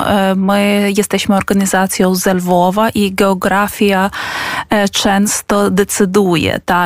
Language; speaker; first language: Polish; non-native, fluent; Ukrainian